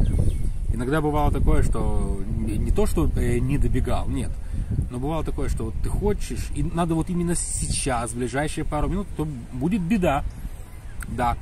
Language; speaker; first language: Russian; native; Russian